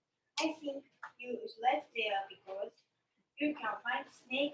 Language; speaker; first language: English; non-native, learner; Japanese